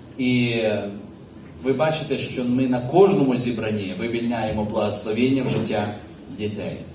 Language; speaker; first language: Ukrainian; native; Ukrainian